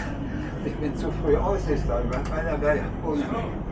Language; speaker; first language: German; non-native, learner; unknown